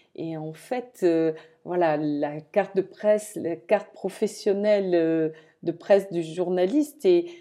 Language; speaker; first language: French; native; French